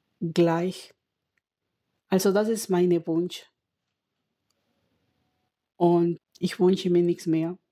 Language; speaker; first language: German; non-native, learner; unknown